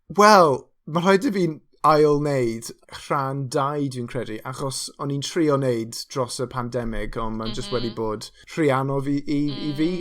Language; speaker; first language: Welsh; non-native, local second language; English